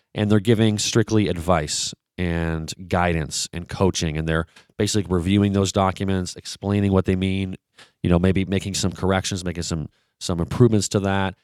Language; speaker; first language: English; native; English